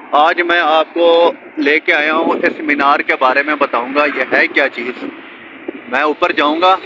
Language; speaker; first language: Urdu; non-native, local second language; Punjabi